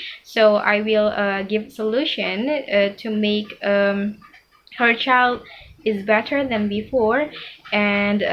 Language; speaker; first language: English; non-native, fluent; Indonesian